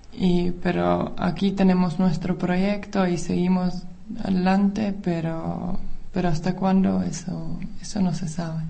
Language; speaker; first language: Spanish; non-native, fluent; Czech